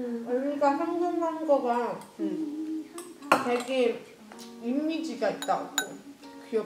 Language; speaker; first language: Korean; non-native, learner; Chinese